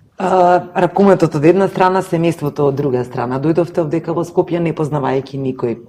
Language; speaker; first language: Macedonian; native; Macedonian